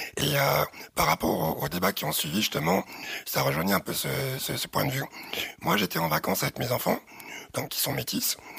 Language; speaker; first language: French; early bilingual, other home language; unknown